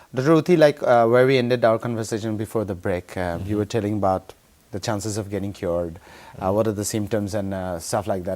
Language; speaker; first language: English; non-native, local second language; Bangla